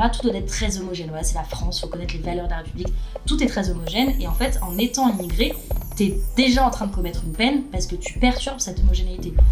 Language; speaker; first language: French; native; French